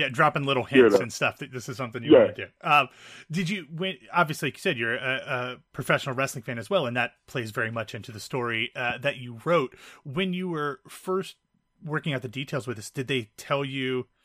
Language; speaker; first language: English; native; English